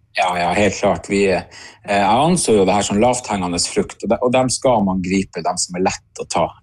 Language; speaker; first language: Norwegian; native; Norwegian